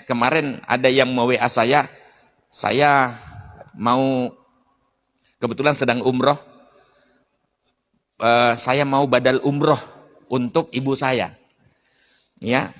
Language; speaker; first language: Indonesian; native; Indonesian